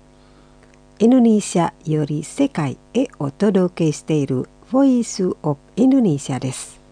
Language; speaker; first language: Japanese; non-native, fluent; Indonesian